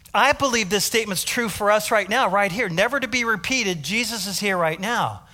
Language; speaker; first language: English; native; English